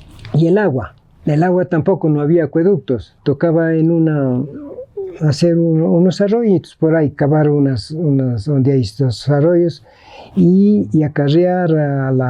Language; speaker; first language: Spanish; native; Spanish